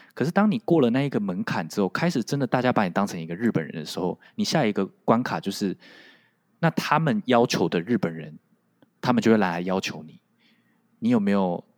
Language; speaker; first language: Chinese; non-native, local second language; Min Nan Chinese